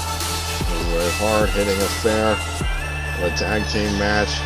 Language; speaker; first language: English; native; English